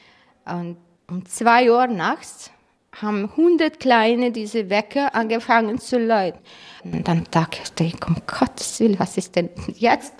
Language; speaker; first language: German; non-native, fluent; Croatian